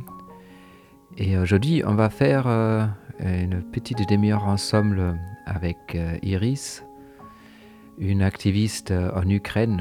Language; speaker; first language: French; native; French